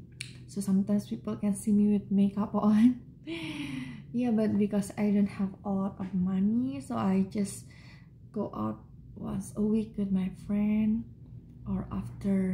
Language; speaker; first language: English; non-native, learner; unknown